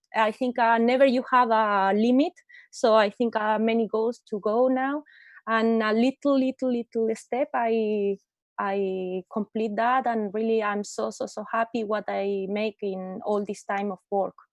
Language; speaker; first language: English; non-native, learner; Spanish